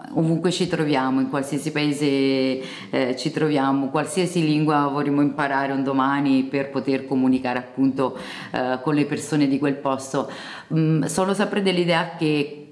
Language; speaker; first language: Italian; early bilingual, other home language; Serbian